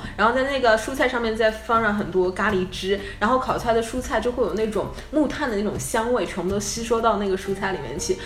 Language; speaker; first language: Chinese; native; Chinese